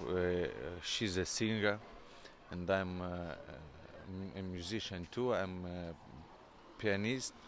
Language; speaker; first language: English; non-native, fluent; Norwegian